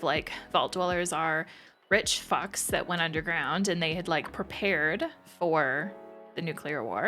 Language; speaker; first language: English; native; English